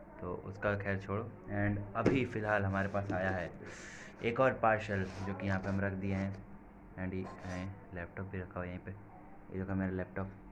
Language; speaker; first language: Hindi; native; Hindi